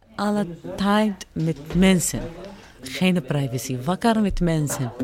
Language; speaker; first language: Dutch; non-native, learner; Arabic